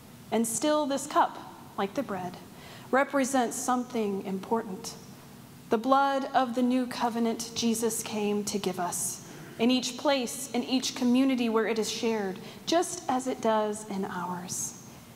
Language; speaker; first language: English; native; English